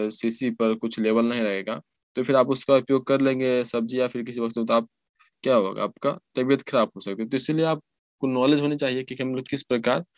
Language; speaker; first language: Hindi; native; Hindi